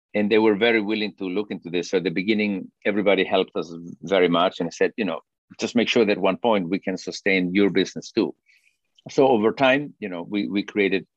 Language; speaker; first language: English; non-native, fluent; Spanish